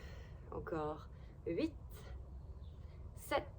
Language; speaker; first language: French; native; French